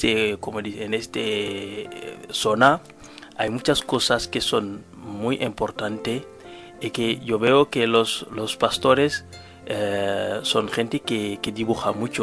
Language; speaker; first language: Spanish; non-native, learner; Wolof